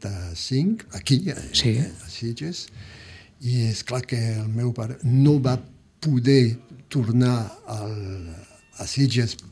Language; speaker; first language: Catalan; early bilingual, heritage; Catalan